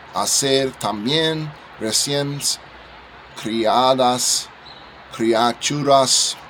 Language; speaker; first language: Spanish; non-native, learner; English